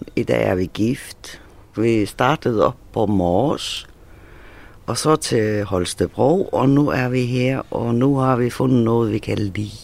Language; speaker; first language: Danish; non-native, local second language; Faroese